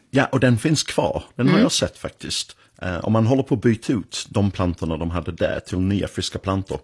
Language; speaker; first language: Swedish; non-native, fluent; English